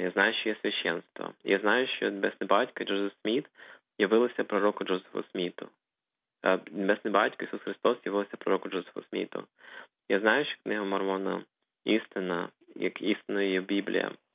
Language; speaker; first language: Ukrainian; native; Ukrainian